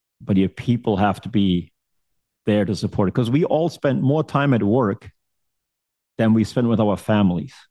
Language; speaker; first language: English; non-native, fluent; German